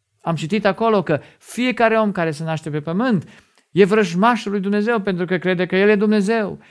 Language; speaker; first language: Romanian; non-native, fluent; German